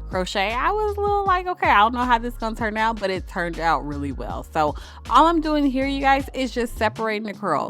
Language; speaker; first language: English; native; English